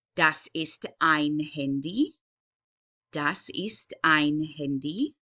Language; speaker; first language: German; non-native, learner; English